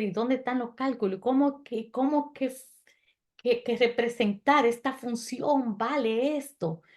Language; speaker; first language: Spanish; native; Spanish